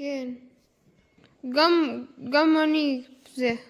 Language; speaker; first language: Hebrew; non-native, learner; Gujarati